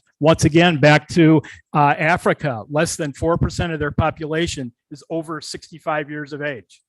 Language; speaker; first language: English; native; English